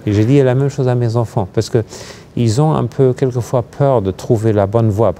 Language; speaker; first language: French; non-native, fluent; German